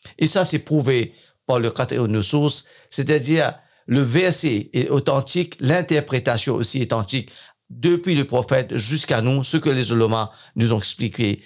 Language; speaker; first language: French; non-native, fluent; English